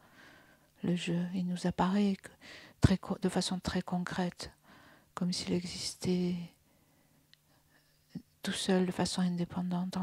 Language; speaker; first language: French; native; French